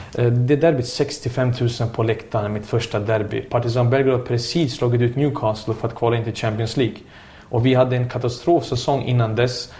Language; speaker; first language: Swedish; early bilingual, other home language; Serbian